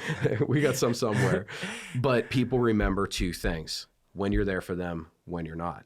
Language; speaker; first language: English; native; English